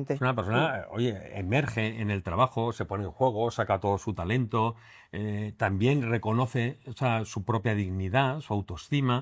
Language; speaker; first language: Spanish; native; Spanish